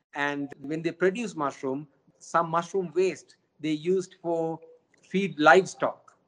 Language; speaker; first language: English; non-native, local second language; Sinhala